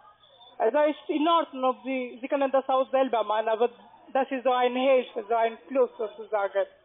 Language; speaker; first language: German; non-native, learner; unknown